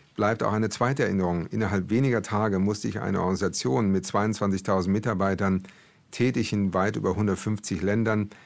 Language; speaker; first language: German; early bilingual, other home language; Portuguese